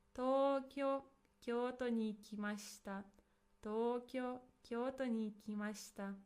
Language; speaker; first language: Japanese; non-native, fluent; English